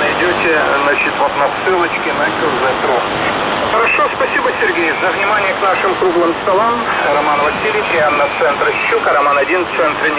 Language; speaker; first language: Russian; native; Russian